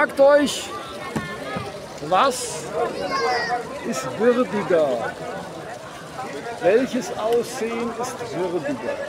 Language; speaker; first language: German; native; German